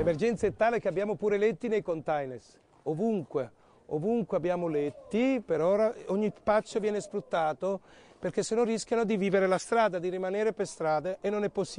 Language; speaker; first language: Italian; native; Italian